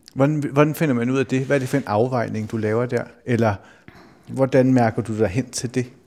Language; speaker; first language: Danish; native; Danish